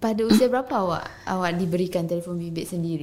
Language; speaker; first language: Malay; native; Malay